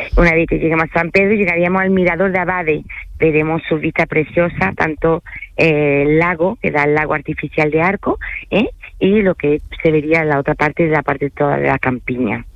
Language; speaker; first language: Spanish; early bilingual, other home language; French